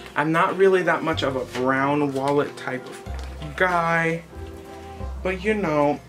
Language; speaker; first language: English; early bilingual, other home language; Spanish